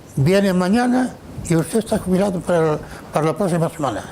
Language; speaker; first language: Spanish; non-native, local second language; Galician